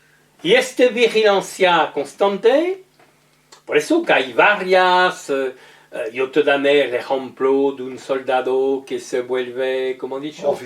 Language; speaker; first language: Spanish; non-native, learner; French